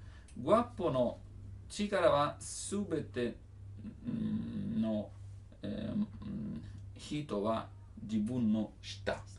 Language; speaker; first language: Japanese; non-native, learner; Italian